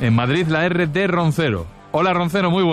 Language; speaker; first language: Spanish; native; Spanish